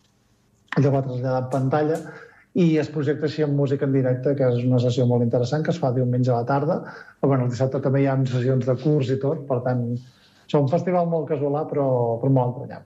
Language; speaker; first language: Catalan; native; Catalan